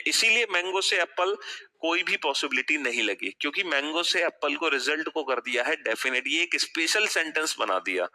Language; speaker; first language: Hindi; native; Hindi